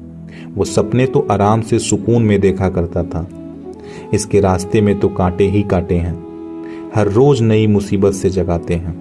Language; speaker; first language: Hindi; native; Hindi